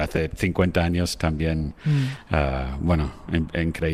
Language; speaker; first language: Spanish; non-native, fluent; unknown